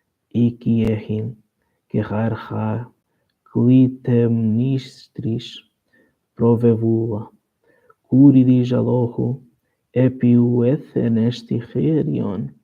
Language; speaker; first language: Greek; non-native, learner; Portuguese